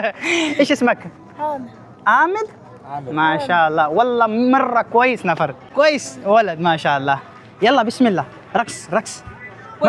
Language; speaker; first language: Arabic; non-native, learner; Urdu